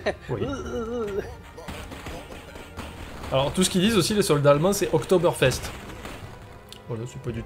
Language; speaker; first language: French; native; French